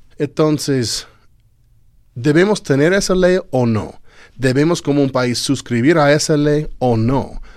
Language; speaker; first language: Spanish; non-native, fluent; English